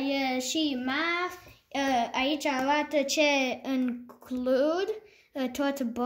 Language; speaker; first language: Romanian; early bilingual, heritage; Romanian